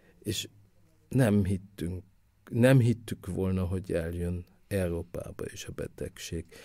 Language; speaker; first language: Hungarian; early bilingual, heritage; Hungarian